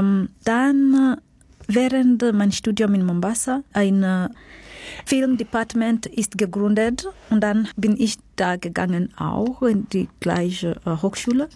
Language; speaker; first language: German; non-native, learner; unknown